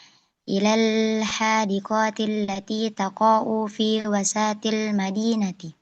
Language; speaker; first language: Arabic; non-native, learner; Indonesian